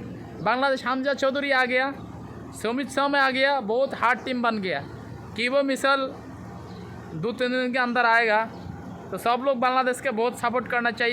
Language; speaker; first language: Hindi; non-native, learner; Bangla